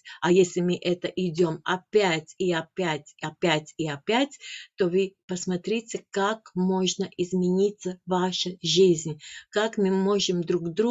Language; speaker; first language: Russian; non-native, fluent; Latvian